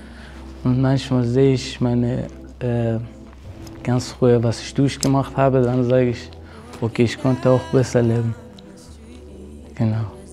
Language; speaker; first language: German; non-native, learner; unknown